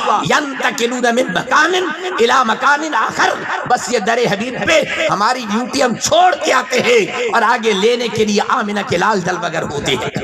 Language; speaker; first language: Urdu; non-native, local second language; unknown